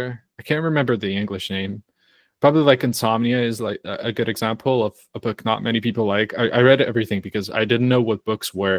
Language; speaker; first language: English; non-native, fluent; Croatian